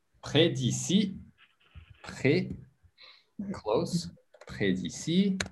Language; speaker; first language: French; non-native, learner; English